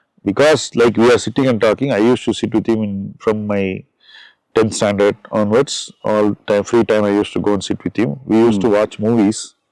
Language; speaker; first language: English; non-native, local second language; Tamil